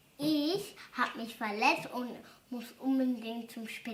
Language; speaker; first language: German; early bilingual, other home language; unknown